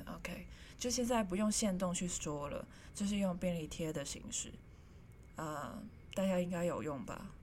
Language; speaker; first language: Chinese; non-native, local second language; Cantonese